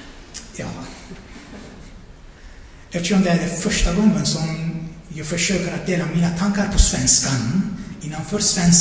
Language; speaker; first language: Swedish; non-native, fluent; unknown